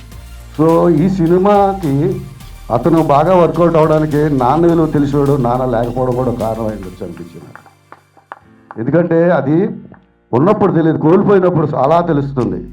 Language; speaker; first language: Telugu; native; Telugu